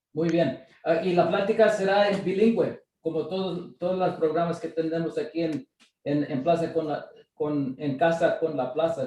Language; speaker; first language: Spanish; early bilingual, heritage; Spanish